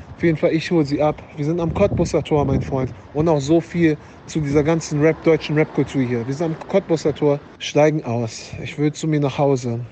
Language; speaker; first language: German; native; German